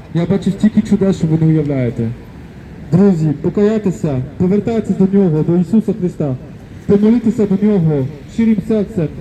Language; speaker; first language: Ukrainian; non-native, fluent; French